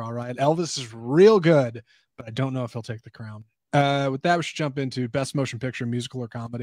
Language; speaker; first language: English; native; English